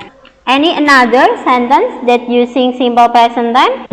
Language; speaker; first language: English; non-native, learner; Indonesian